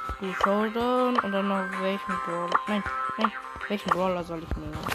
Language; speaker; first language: German; native; German